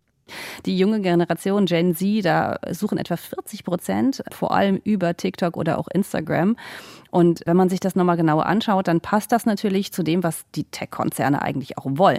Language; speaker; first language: German; native; German